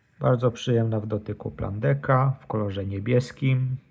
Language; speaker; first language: Polish; native; Polish